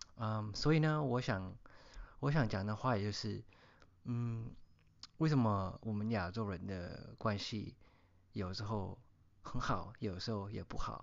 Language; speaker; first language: Chinese; early bilingual, heritage; Chinese